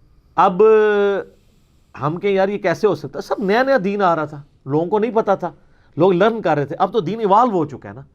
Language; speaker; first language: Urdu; non-native, local second language; Punjabi